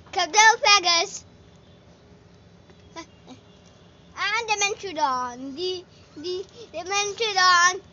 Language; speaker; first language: English; non-native, learner; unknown